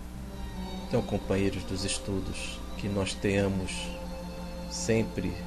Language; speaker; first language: Portuguese; native; Portuguese